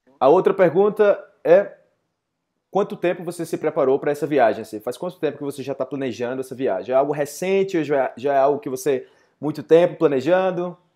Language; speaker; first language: Portuguese; native; Portuguese